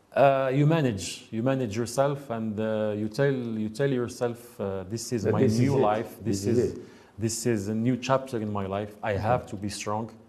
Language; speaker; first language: English; non-native, fluent; Arabic